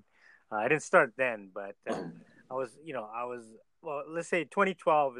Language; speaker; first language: English; native; English